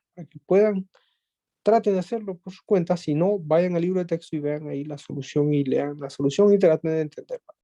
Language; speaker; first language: Spanish; native; Spanish